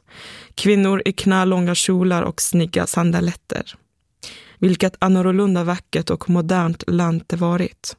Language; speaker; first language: Swedish; early bilingual, other home language; Persian